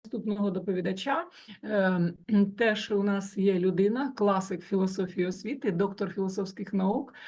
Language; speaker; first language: Ukrainian; native; Ukrainian